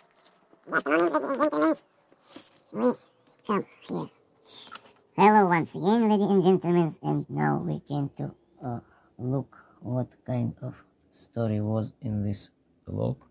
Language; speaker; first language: English; non-native, learner; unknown